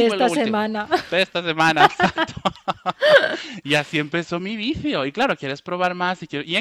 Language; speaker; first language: Spanish; native; Spanish